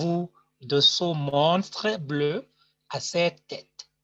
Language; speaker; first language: French; non-native, fluent; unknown